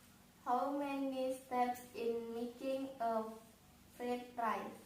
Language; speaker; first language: English; non-native, learner; Indonesian